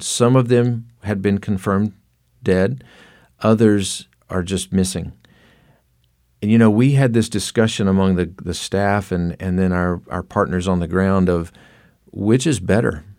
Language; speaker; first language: English; native; English